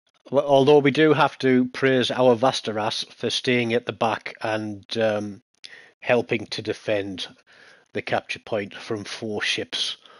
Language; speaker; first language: English; native; English